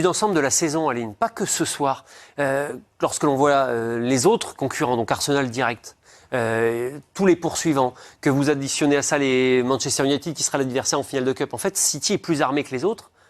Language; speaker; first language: French; native; French